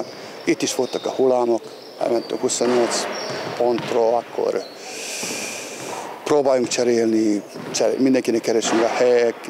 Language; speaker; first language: Hungarian; non-native, fluent; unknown